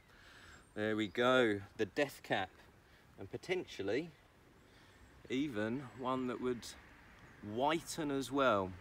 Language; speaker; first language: English; native; English